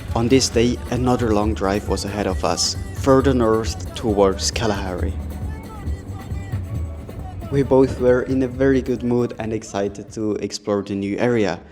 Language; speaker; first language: English; non-native, fluent; German